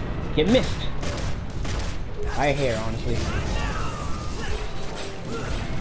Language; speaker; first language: English; native; English